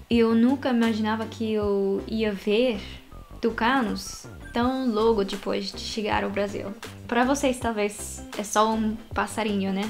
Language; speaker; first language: Portuguese; non-native, fluent; Japanese